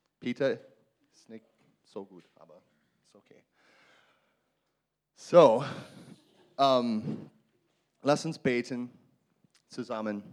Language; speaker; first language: German; non-native, learner; English